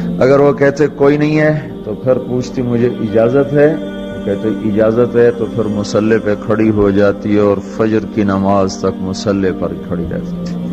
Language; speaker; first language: Urdu; non-native, local second language; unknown